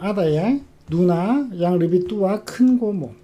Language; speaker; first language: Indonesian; non-native, fluent; Korean